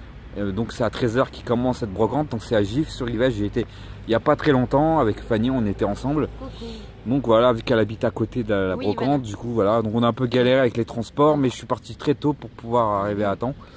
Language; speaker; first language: French; native; French